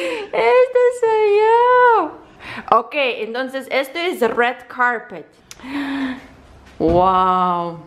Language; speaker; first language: Spanish; non-native, fluent; Russian